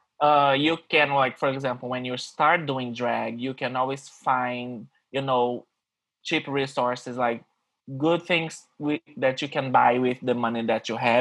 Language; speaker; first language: English; non-native, fluent; Portuguese